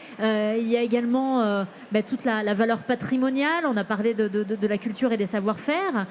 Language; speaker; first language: French; native; French